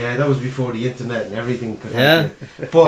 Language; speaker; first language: English; native; English